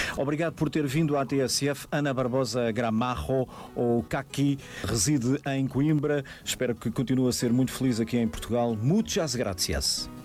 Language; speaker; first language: Portuguese; native; Portuguese